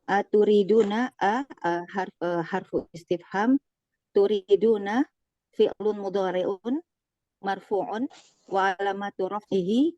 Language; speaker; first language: Arabic; non-native, learner; Indonesian